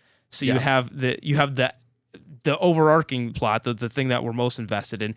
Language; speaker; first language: English; native; English